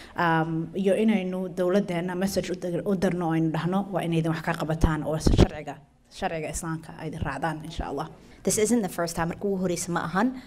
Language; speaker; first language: Somali; early bilingual, heritage; Somali